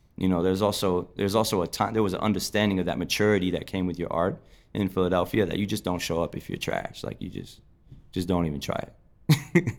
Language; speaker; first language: English; native; English